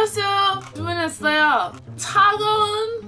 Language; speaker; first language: Korean; non-native, learner; English